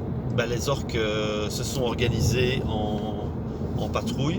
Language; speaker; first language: French; native; French